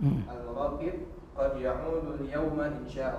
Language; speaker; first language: Arabic; non-native, learner; Indonesian